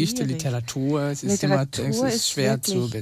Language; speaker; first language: German; non-native, learner; Portuguese